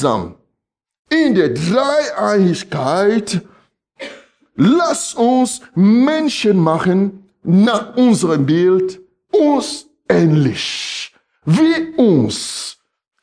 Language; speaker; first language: German; non-native, fluent; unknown